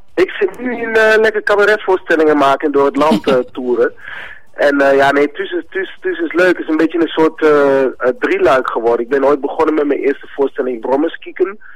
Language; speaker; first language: Dutch; early bilingual, other home language; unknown